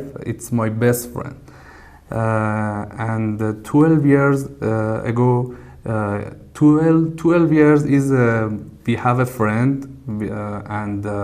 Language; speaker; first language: English; non-native, learner; Persian